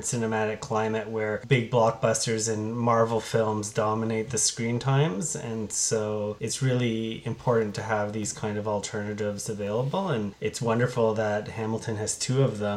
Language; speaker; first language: English; native; English